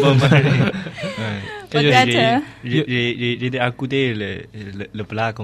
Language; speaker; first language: French; non-native, learner; Chinese